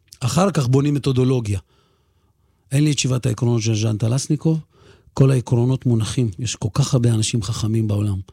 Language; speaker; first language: Hebrew; early bilingual, other home language; Russian